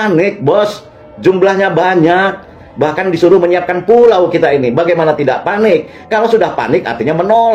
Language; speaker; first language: Indonesian; native; Indonesian